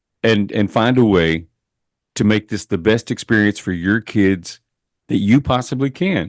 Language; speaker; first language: English; native; English